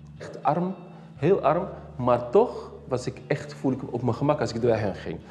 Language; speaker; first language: Dutch; early bilingual, other home language; Riffian